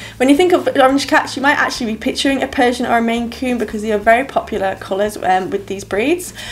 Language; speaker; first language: English; native; English